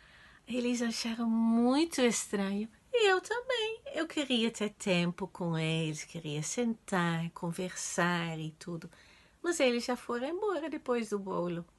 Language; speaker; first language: Portuguese; non-native, fluent; Dutch